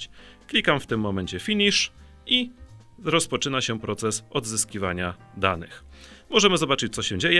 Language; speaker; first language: Polish; native; Polish